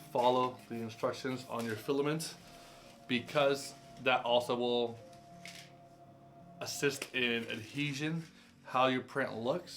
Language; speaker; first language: English; native; English